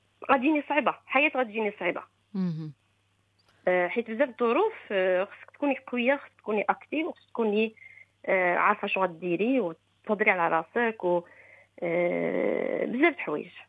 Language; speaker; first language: Arabic; early bilingual, heritage; Arabic